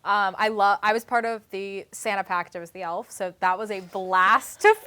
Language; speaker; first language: English; native; English